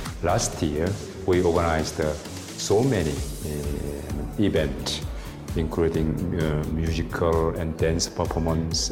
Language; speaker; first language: English; non-native, learner; Korean